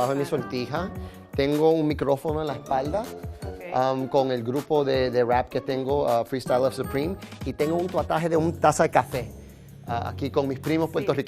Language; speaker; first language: Spanish; early bilingual, heritage; Spanish